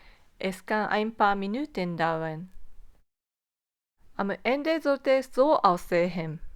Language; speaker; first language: German; non-native, fluent; Japanese